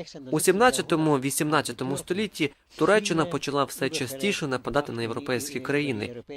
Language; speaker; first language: Ukrainian; non-native, local second language; German